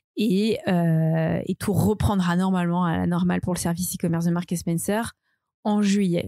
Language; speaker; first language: French; native; French